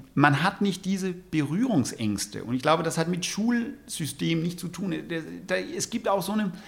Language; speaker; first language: German; non-native, fluent; Danish